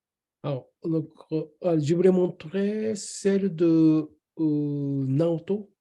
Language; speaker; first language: French; non-native, learner; Japanese